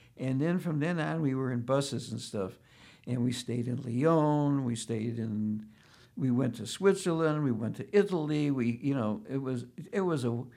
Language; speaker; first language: English; early bilingual, other home language; Yiddish